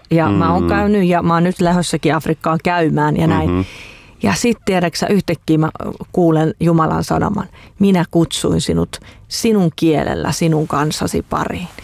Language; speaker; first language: Finnish; native; Finnish